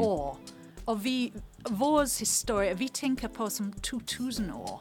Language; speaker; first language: Danish; non-native, fluent; English